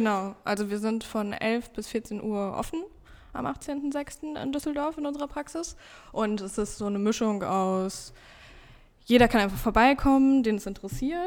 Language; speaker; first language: German; native; German